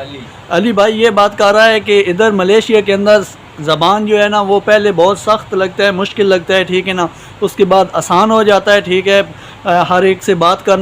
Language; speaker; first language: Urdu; non-native, local second language; Punjabi